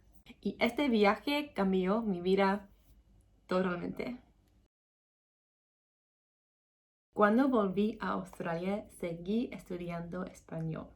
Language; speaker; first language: Spanish; non-native, learner; English